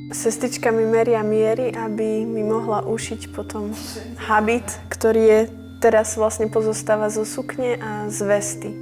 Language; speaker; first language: Slovak; early bilingual, heritage; Slovak